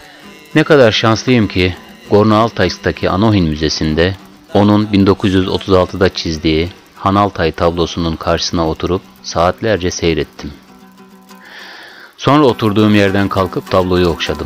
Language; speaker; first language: Turkish; native; Turkish